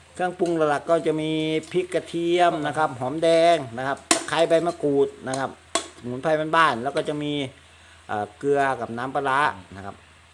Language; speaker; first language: Thai; native; Thai